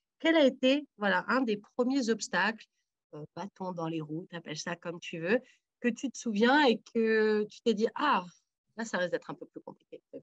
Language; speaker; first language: French; native; French